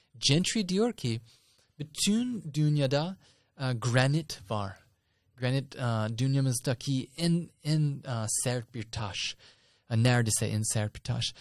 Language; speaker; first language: Turkish; non-native, fluent; English